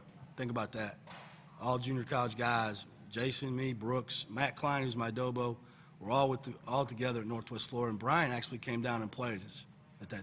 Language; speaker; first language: English; native; English